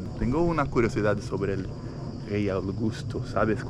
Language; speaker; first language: Spanish; non-native, fluent; Portuguese